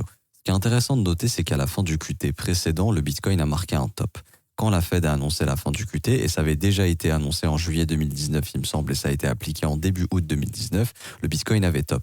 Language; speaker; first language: French; native; French